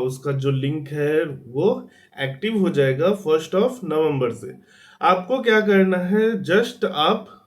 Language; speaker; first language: Hindi; native; Hindi